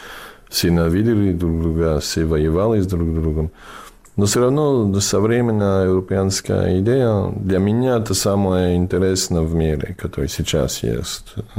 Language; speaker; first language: Russian; non-native, fluent; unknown